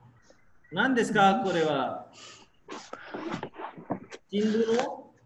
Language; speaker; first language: Japanese; non-native, learner; Nepali